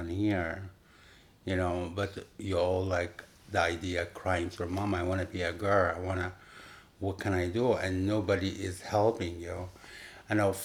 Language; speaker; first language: English; non-native, fluent; Arabic